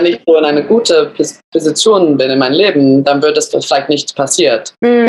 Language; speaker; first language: German; early bilingual, other home language; English